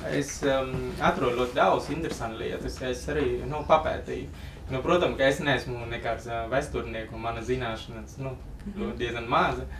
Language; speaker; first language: Latvian; non-native, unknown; Vietnamese